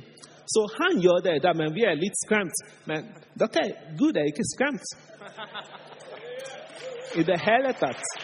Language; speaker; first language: Norwegian; non-native, fluent; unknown